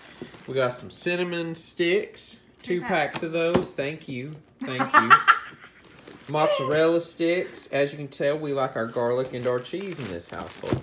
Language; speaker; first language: English; native; English